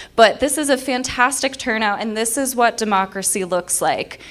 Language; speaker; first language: English; native; English